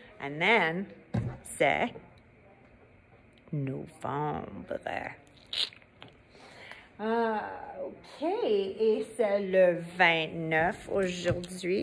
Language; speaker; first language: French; non-native, fluent; English